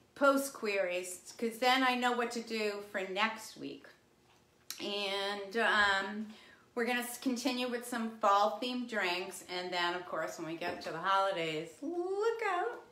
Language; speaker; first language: English; native; English